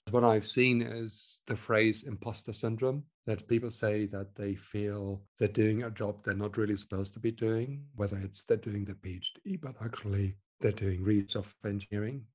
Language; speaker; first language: English; non-native, fluent; German